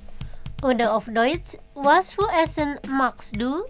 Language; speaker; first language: German; non-native, fluent; Indonesian